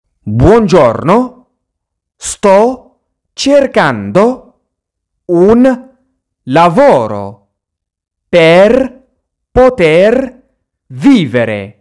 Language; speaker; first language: Italian; non-native, fluent; Arabic